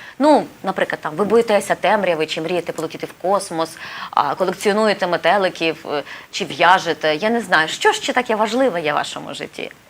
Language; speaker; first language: Ukrainian; native; Ukrainian